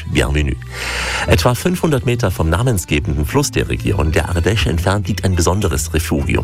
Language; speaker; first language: German; native; German